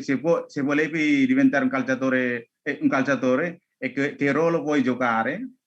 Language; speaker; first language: Italian; non-native, learner; Indonesian